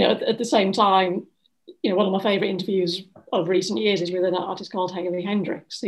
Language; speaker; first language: English; native; English